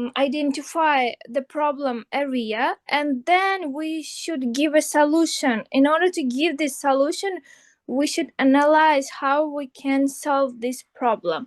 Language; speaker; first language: English; non-native, fluent; Uzbek